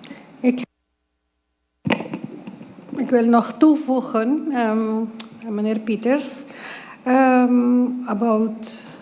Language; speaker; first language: Dutch; non-native, local second language; Papiamento